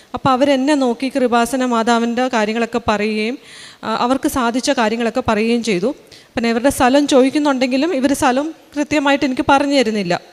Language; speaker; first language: Malayalam; early bilingual, heritage; Malayalam